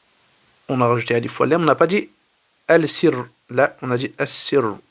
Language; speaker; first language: French; native; French